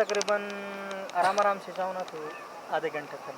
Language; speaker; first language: Hindi; non-native, local second language; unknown